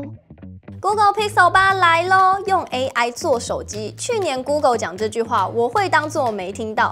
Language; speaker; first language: Chinese; native; Chinese